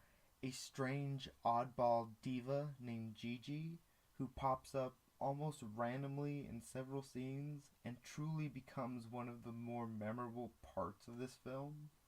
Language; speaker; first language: English; native; English